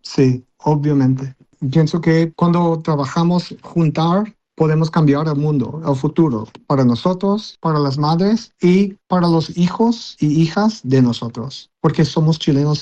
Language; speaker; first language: Spanish; non-native, learner; English